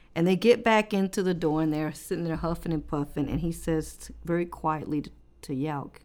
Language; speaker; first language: English; native; English